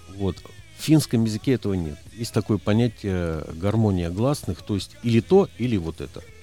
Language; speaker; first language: Russian; native; Russian